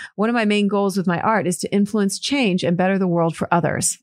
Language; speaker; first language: English; early bilingual, other home language; Portuguese